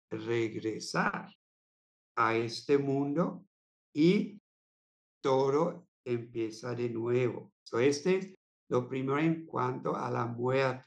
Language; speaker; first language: Spanish; non-native, fluent; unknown